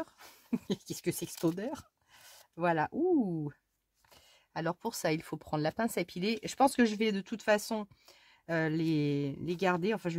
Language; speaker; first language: French; native; French